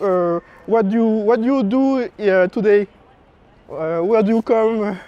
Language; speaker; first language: English; non-native, learner; French